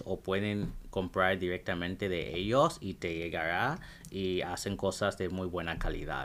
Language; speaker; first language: Spanish; non-native, fluent; English